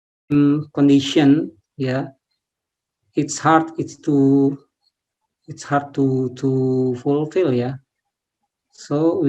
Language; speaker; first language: English; non-native, learner; Indonesian